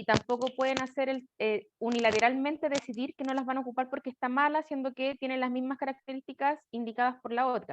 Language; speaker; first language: Spanish; native; Spanish